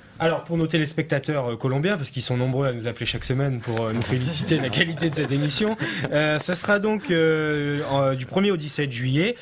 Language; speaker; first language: French; native; French